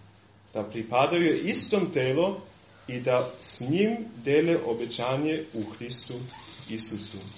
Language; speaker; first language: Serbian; non-native, fluent; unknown